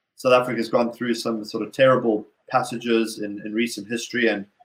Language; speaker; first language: English; native; English